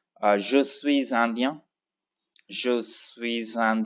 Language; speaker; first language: French; non-native, fluent; Tamil